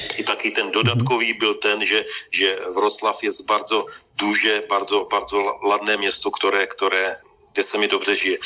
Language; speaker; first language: Polish; non-native, learner; Czech